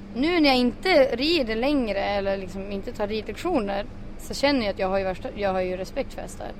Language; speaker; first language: Swedish; native; Swedish